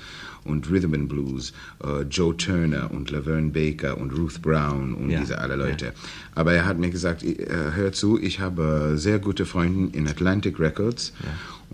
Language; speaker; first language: German; non-native, learner; English